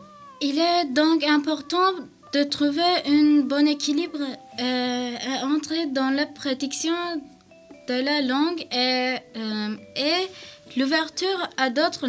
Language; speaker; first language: French; non-native, learner; Turkish